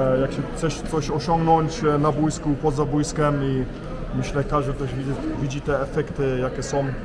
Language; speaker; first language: Polish; early bilingual, heritage; Polish